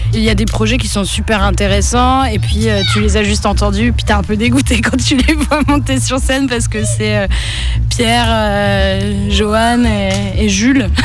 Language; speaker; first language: French; native; French